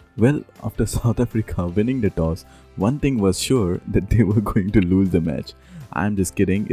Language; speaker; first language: English; non-native, local second language; Hindi